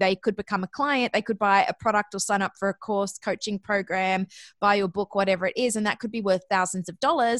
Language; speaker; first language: English; native; English